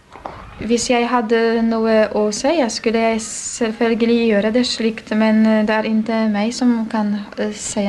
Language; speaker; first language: Norwegian; non-native, fluent; Polish